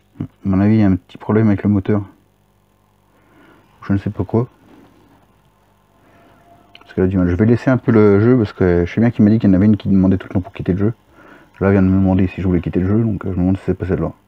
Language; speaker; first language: French; native; French